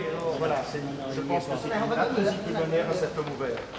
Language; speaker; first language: French; native; French